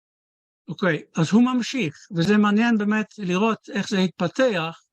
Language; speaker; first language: Hebrew; non-native, fluent; Dutch